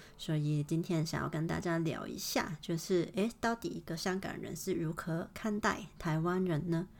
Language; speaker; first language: Chinese; non-native, local second language; Cantonese